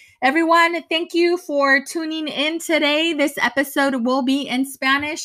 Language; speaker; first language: English; early bilingual, other home language; Spanish